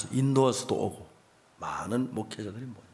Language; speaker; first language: Korean; native; Korean